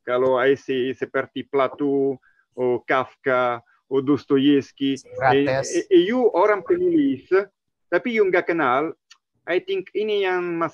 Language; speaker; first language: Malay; non-native, learner; Italian